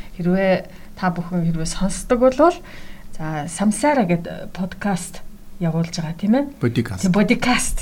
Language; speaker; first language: Mongolian; native; Mongolian